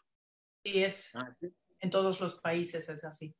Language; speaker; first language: Spanish; non-native, fluent; German